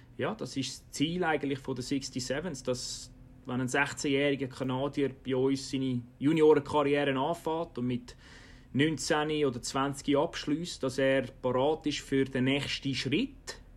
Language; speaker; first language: German; native; German